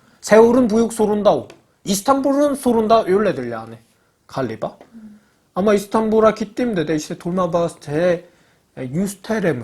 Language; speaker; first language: Turkish; non-native, learner; Korean